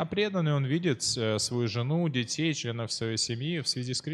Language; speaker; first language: Russian; native; Russian